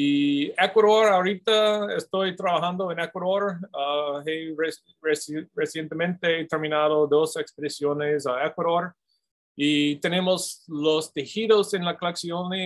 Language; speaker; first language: Spanish; non-native, fluent; English